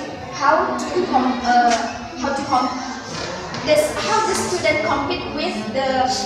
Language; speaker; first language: English; non-native, learner; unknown